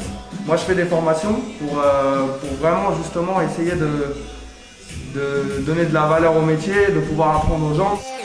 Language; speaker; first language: French; native; French